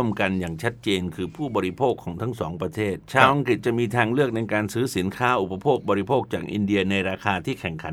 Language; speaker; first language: Thai; native; Thai